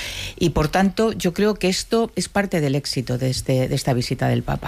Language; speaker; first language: Spanish; native; Spanish